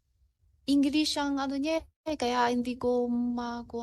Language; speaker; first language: Filipino; non-native, learner; Chinese